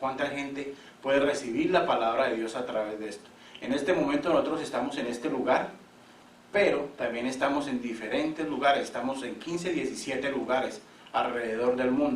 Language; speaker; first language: Spanish; native; Spanish